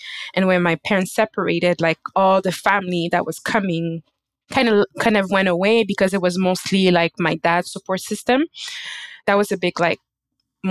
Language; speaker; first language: English; native; English